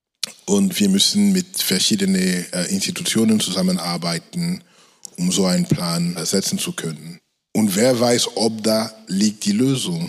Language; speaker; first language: German; non-native, fluent; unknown